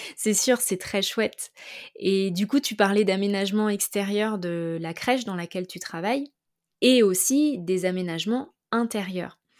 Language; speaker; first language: French; native; French